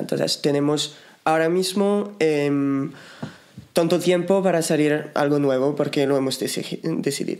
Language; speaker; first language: Spanish; non-native, fluent; French